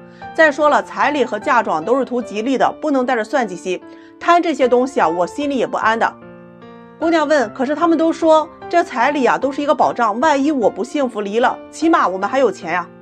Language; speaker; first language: Chinese; native; Chinese